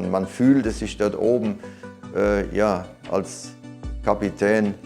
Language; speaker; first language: German; native; German